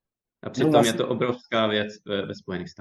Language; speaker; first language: Czech; non-native, fluent; English